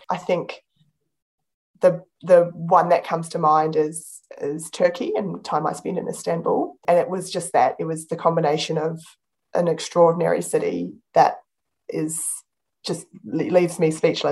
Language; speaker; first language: English; native; English